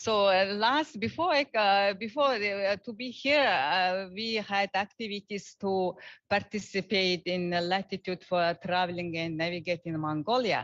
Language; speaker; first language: English; non-native, learner; Mongolian